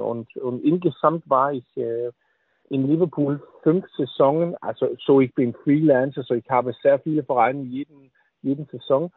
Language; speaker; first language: German; non-native, learner; Danish